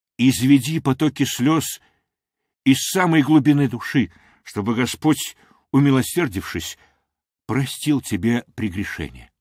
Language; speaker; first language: Russian; non-native, local second language; Armenian